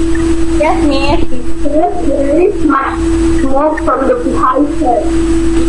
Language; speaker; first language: English; non-native, learner; Indonesian